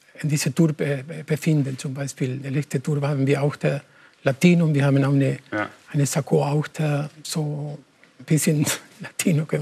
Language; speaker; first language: German; non-native, learner; Spanish